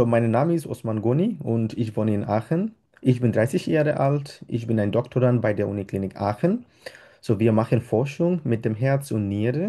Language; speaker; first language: German; non-native, fluent; Bangla